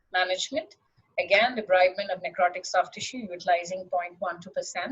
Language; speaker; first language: English; non-native, local second language; Malayalam